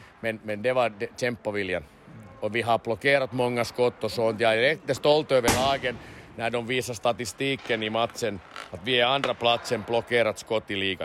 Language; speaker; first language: Swedish; non-native, learner; Finnish